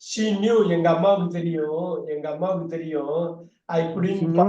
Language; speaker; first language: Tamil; native; Tamil